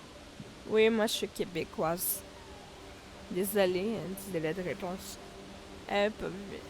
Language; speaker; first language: French; native; French